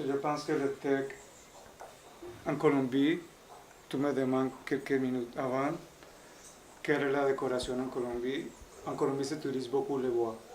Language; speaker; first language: French; non-native, learner; Spanish